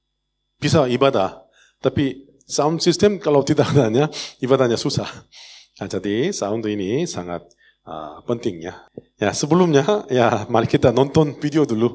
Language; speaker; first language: Indonesian; non-native, learner; Korean